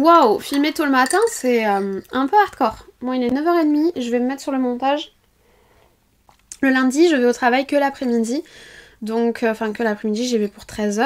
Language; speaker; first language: French; native; French